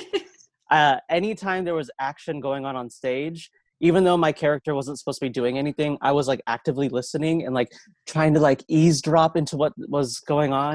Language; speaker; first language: English; native; English